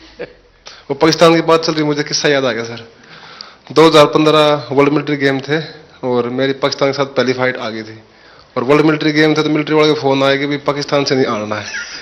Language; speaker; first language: Hindi; native; Hindi